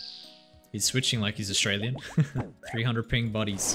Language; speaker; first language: English; native; English